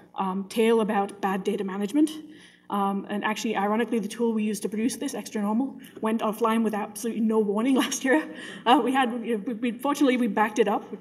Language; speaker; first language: English; native; English